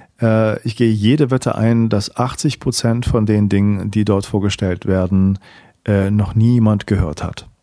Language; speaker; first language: German; native; German